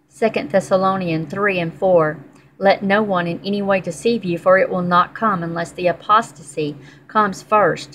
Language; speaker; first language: English; native; English